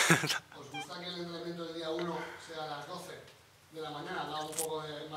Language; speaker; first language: Spanish; native; Spanish